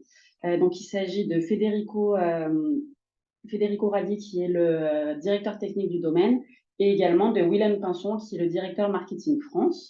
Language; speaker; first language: French; native; French